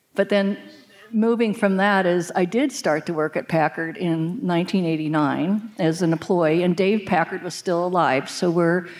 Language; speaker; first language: English; native; English